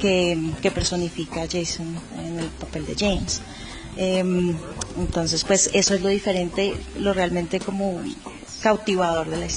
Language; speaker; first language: Spanish; native; Spanish